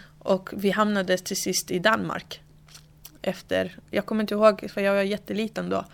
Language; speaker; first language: Swedish; early bilingual, other home language; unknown